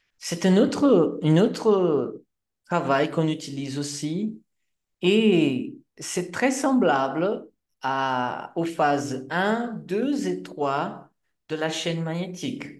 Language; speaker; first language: French; non-native, fluent; Portuguese